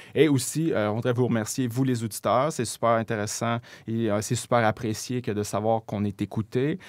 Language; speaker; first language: French; native; French